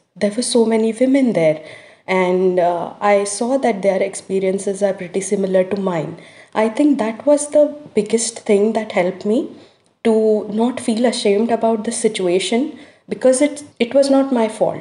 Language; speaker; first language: English; non-native, local second language; Hindi